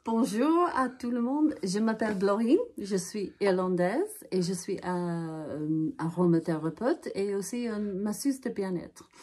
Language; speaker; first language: French; non-native, learner; English